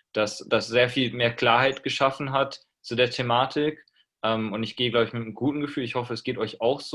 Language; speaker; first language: German; native; German